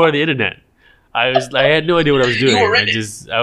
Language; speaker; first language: English; non-native, local second language; Malay